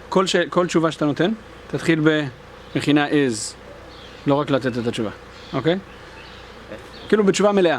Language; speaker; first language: Hebrew; native; Hebrew